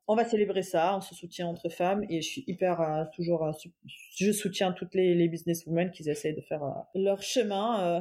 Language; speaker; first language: French; non-native, fluent; German